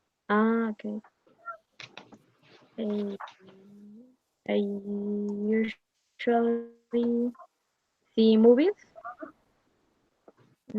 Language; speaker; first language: English; non-native, learner; Spanish